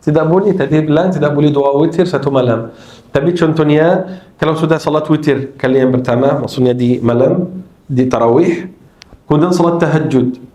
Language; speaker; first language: Malay; non-native, fluent; Arabic